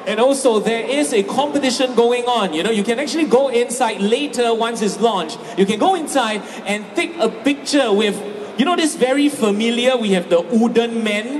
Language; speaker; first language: English; non-native, local second language; Chinese